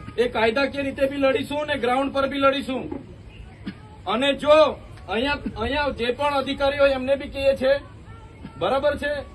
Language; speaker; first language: Gujarati; non-native, local second language; Vasavi